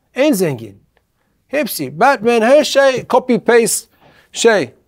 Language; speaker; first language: Turkish; non-native, learner; English